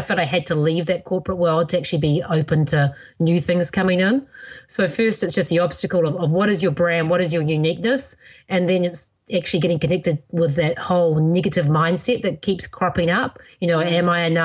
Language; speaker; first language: English; native; English